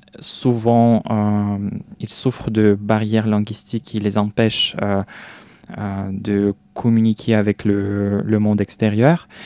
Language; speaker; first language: French; non-native, fluent; Russian